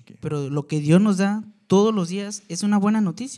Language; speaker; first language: Spanish; non-native, learner; Korean